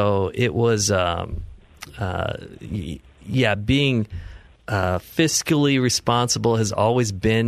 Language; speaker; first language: English; native; English